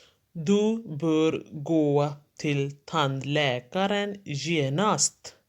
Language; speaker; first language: Swedish; non-native, fluent; Urdu